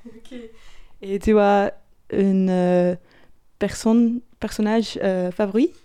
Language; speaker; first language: French; non-native, learner; Dutch